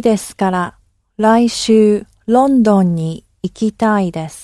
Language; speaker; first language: Japanese; non-native, learner; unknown